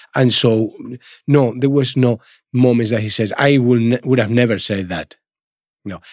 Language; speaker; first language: English; non-native, fluent; Spanish